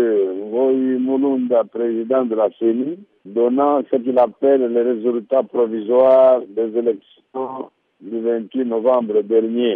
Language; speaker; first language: French; non-native, local second language; Lingala